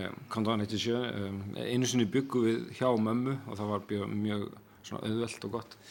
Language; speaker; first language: French; non-native, fluent; Icelandic